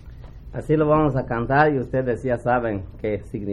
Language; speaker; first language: Spanish; native; Spanish